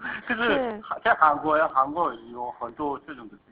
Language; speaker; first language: Chinese; non-native, fluent; Korean